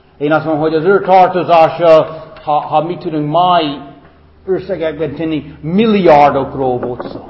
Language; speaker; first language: Hungarian; non-native, fluent; English